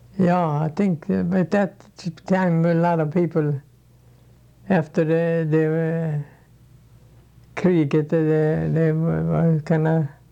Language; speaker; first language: English; non-native, fluent; Swedish